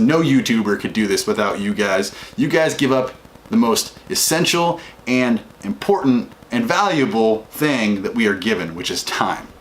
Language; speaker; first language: English; native; English